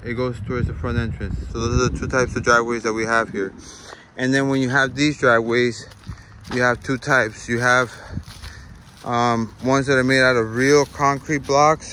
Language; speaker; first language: English; early bilingual, other home language; Spanish